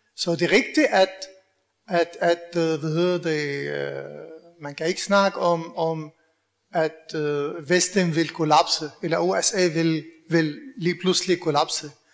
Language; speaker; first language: Danish; non-native, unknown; Arabic